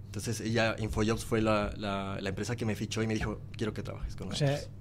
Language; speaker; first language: Spanish; native; Spanish